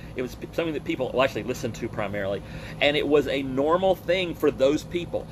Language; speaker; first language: English; native; English